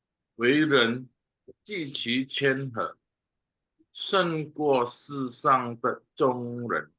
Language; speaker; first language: Chinese; non-native, fluent; Indonesian